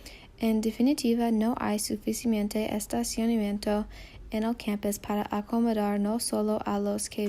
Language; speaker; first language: Spanish; non-native, learner; English